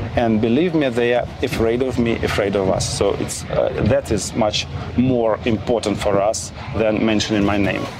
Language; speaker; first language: English; non-native, fluent; Russian